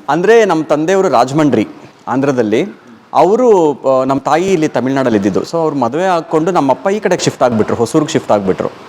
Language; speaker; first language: Kannada; non-native, local second language; Telugu